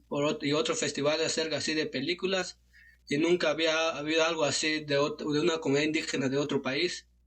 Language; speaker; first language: Spanish; non-native, local second language; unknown